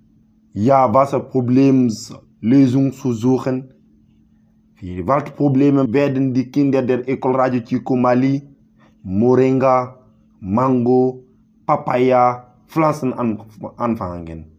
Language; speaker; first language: German; non-native, learner; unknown